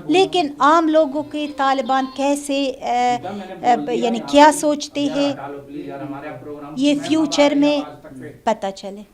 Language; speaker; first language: Hindi; non-native, learner; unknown